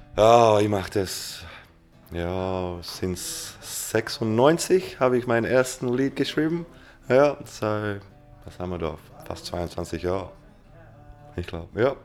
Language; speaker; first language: German; non-native, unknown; English